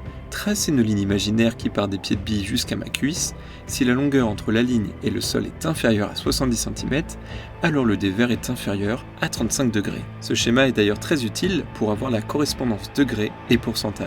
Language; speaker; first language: French; native; French